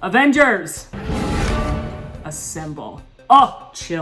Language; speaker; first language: English; native; English